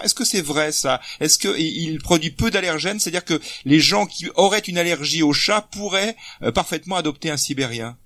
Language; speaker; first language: French; native; French